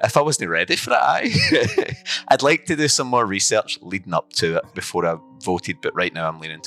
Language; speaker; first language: English; native; English